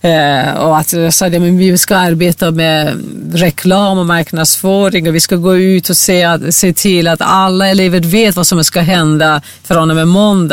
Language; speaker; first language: Swedish; non-native, fluent; Persian